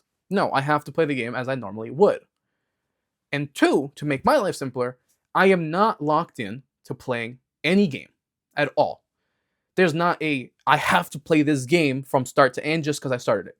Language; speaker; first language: English; native; English